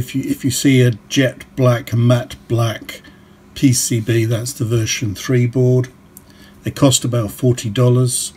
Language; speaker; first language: English; native; English